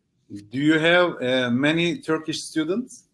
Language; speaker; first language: English; non-native, learner; Turkish